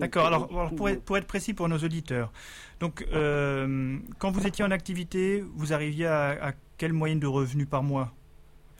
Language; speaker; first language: French; native; French